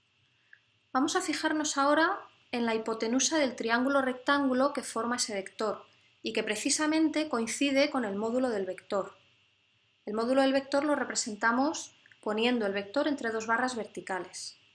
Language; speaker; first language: Spanish; native; Spanish